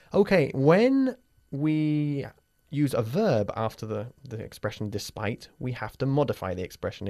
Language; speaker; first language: English; native; English